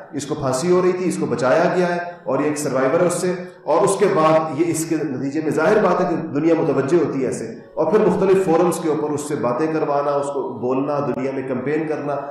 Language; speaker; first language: Urdu; native; Urdu